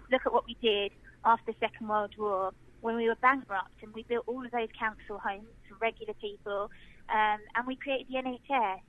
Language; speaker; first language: English; native; English